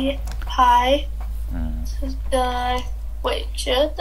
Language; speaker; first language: Chinese; non-native, learner; English